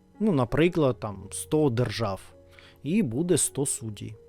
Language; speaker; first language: Ukrainian; non-native, learner; Russian